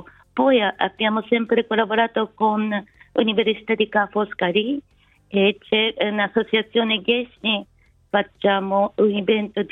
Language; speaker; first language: Italian; non-native, fluent; Japanese